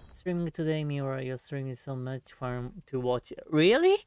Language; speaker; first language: English; non-native, learner; Japanese